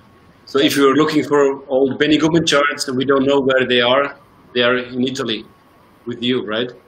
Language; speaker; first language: English; non-native, fluent; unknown